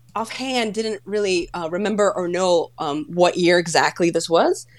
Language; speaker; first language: English; early bilingual, other home language; Polish